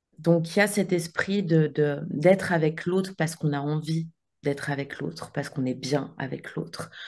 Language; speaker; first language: French; native; French